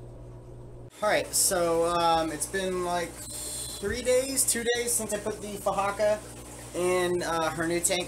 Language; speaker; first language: English; native; English